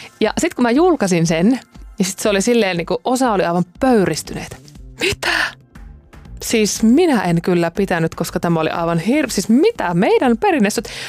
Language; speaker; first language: Finnish; native; Finnish